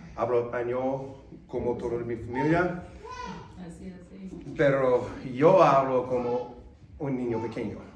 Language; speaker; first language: Spanish; early bilingual, heritage; English